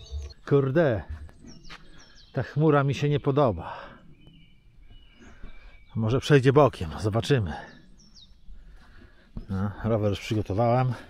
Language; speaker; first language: Polish; native; Polish